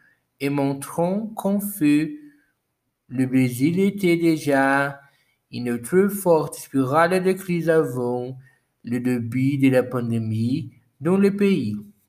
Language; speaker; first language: French; non-native, learner; Portuguese